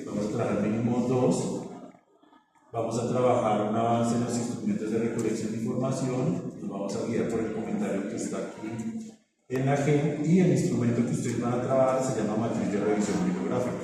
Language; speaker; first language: Spanish; native; Spanish